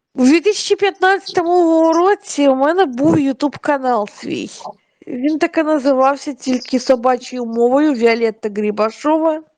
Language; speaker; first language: Ukrainian; non-native, fluent; Russian